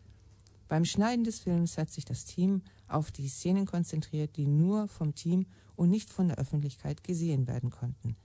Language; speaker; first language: German; native; German